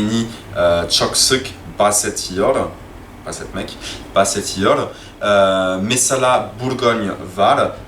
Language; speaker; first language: Turkish; non-native, learner; French